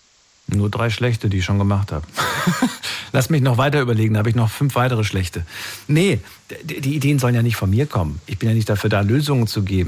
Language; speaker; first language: German; native; German